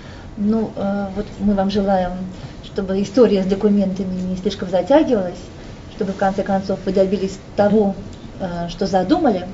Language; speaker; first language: Russian; native; Russian